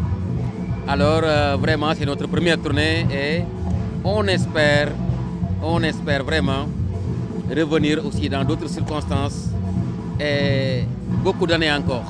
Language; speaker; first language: French; non-native, local second language; Wolof